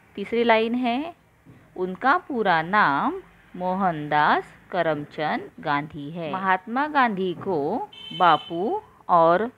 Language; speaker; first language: Hindi; non-native, local second language; Marathi